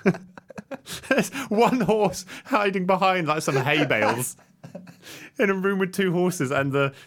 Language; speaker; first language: English; native; English